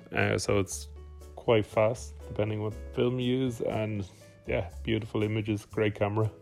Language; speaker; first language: English; native; English